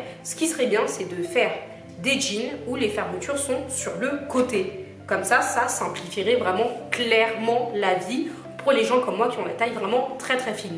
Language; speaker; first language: French; native; French